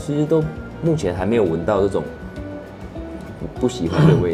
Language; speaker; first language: Chinese; native; Chinese